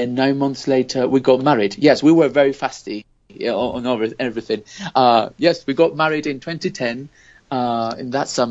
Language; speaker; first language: English; non-native, fluent; Spanish